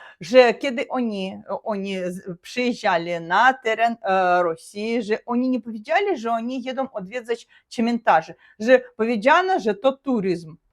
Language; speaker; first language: Polish; non-native, learner; Russian